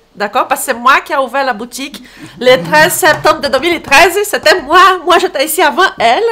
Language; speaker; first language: French; non-native, fluent; Portuguese